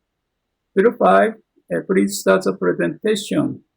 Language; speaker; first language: English; non-native, learner; Japanese